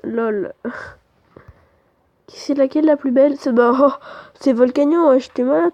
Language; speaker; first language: French; native; French